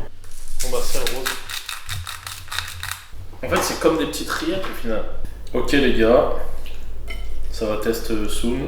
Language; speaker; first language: French; native; French